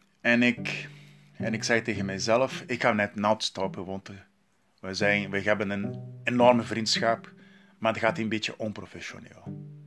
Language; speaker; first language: Dutch; non-native, learner; Portuguese